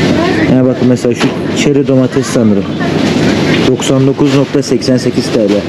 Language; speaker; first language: Turkish; native; Turkish